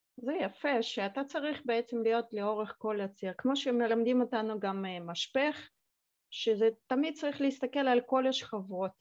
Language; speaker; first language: Hebrew; native; Hebrew